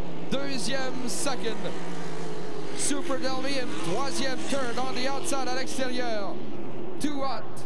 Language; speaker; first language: French; native; French